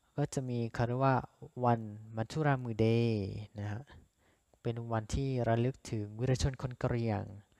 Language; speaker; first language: Thai; non-native, local second language; S'gaw Karen